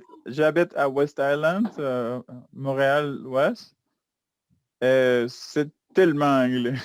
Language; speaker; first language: French; non-native, fluent; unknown